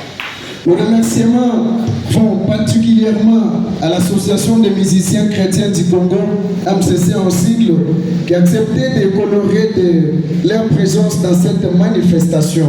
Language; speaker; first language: French; non-native, local second language; Luba-Lulua